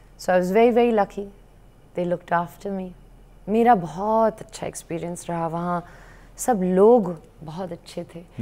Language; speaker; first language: Urdu; native; Urdu